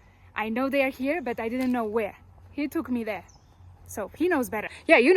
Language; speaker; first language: English; non-native, local second language; Amharic